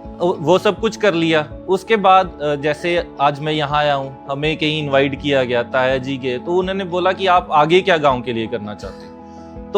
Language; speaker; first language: Hindi; non-native, local second language; Punjabi